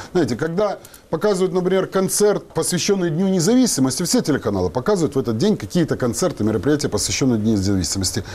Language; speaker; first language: Russian; non-native, local second language; Ukrainian